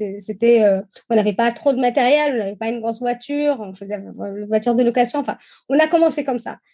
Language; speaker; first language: French; non-native, fluent; Arabic